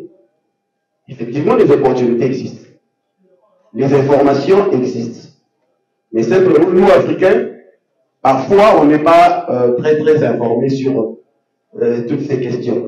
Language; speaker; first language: French; non-native, local second language; Lingala